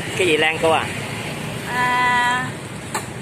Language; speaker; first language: Vietnamese; native; Vietnamese